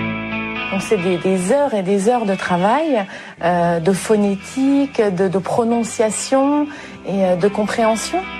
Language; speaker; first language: French; native; French